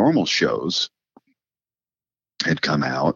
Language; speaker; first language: English; native; English